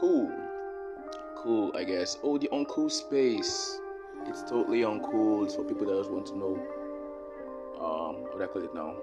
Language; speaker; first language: English; non-native, local second language; Yoruba